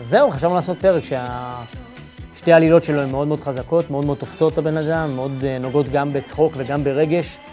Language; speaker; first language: Hebrew; native; Hebrew